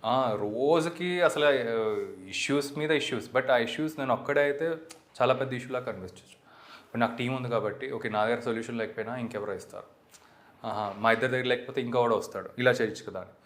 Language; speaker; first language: Telugu; native; Telugu